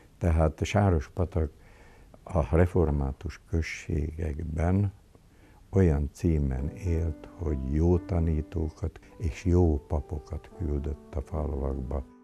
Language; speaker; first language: Hungarian; native; Hungarian